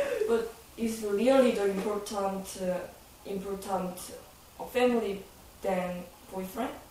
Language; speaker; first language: English; non-native, learner; Korean